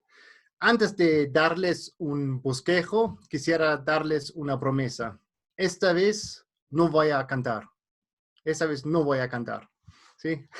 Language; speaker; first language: Spanish; non-native, fluent; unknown